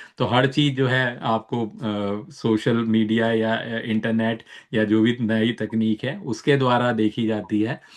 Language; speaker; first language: Hindi; native; Hindi